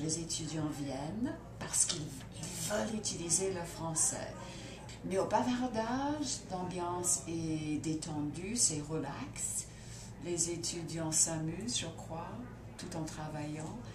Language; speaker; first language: French; non-native, fluent; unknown